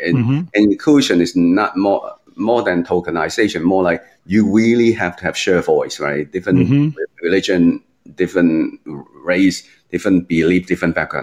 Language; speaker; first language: English; non-native, local second language; Cantonese